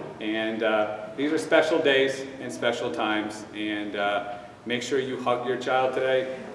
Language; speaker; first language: English; native; English